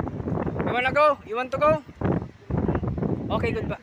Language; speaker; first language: English; non-native, learner; Filipino